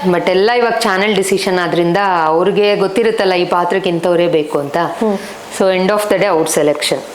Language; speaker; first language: Kannada; non-native, local second language; Telugu